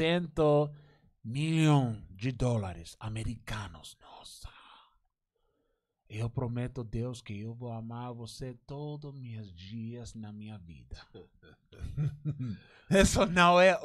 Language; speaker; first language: Portuguese; non-native, learner; Spanish